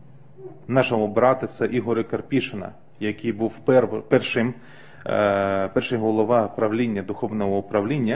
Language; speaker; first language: Ukrainian; non-native, fluent; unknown